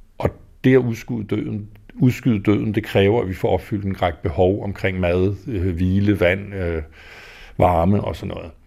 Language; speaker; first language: Danish; native; Danish